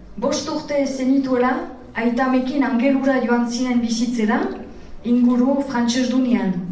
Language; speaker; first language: Basque; native; Basque